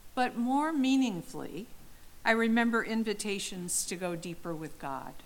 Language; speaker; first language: English; native; English